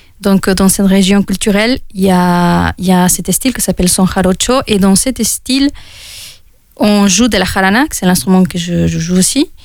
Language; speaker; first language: French; non-native, fluent; Spanish